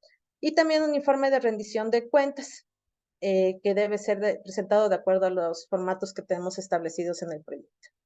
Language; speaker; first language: Spanish; native; Spanish